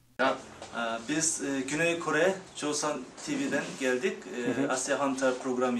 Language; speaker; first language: Turkish; non-native, fluent; Korean